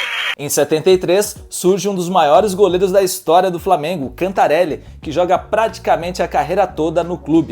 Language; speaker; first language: Portuguese; native; Portuguese